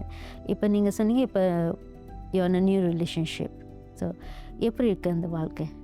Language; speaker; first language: Tamil; native; Tamil